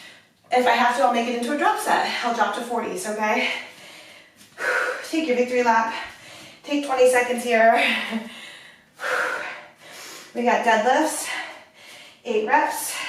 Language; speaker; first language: English; native; English